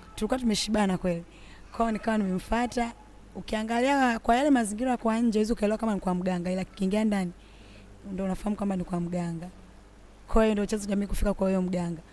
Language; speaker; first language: Swahili; native; Swahili